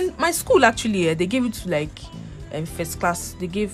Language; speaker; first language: English; non-native, local second language; Igbo